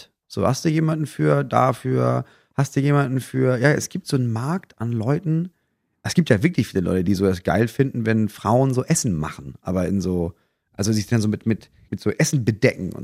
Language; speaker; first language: German; native; German